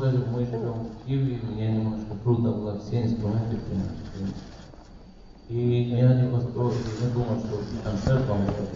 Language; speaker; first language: Russian; non-native, learner; Persian